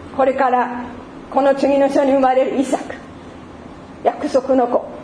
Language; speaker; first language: Japanese; non-native, fluent; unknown